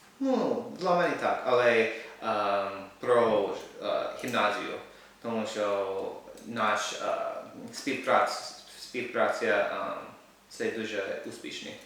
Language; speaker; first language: Ukrainian; non-native, learner; English